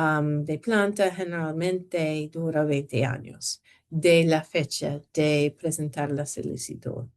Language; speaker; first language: Spanish; non-native, fluent; English